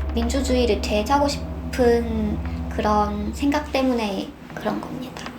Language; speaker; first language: Korean; non-native, fluent; Chinese